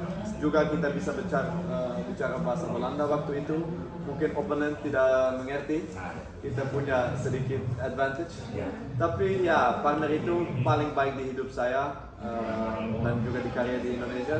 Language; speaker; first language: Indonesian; non-native, fluent; Dutch